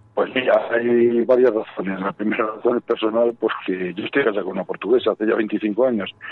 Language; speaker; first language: Spanish; native; Spanish